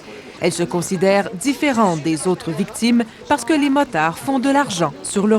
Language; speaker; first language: French; native; French